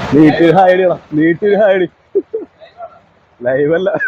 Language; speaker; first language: Malayalam; native; Malayalam